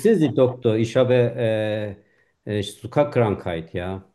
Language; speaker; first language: German; non-native, fluent; Turkish